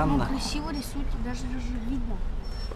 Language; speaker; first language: Russian; non-native, learner; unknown